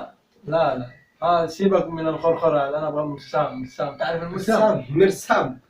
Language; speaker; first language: Arabic; native; Arabic